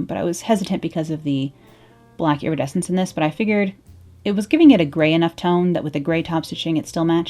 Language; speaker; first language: English; native; English